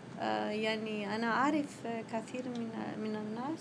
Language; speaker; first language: Arabic; non-native, fluent; Spanish